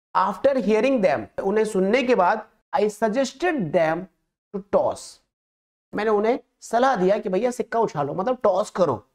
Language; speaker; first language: Hindi; native; Hindi